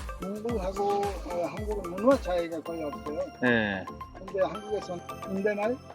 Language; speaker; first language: Korean; non-native, learner; Mongolian